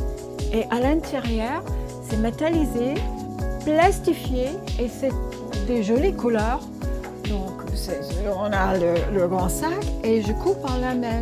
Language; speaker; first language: French; non-native, fluent; English